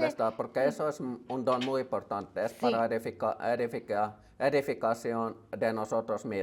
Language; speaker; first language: Spanish; non-native, learner; Finnish